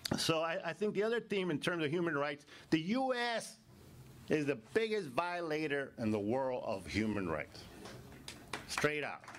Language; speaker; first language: English; native; English